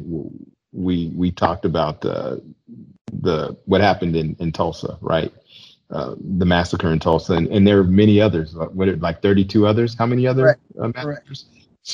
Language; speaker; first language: English; native; English